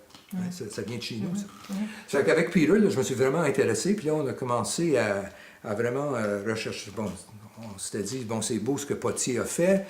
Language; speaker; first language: French; native; French